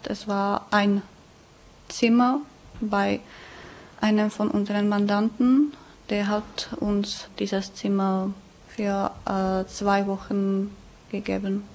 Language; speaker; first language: German; non-native, fluent; Czech